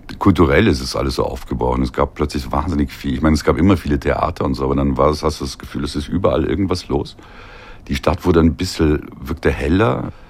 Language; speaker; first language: German; native; German